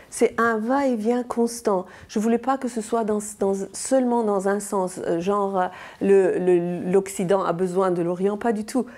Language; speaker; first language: French; non-native, fluent; Persian